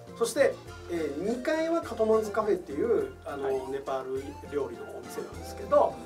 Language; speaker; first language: Japanese; native; Japanese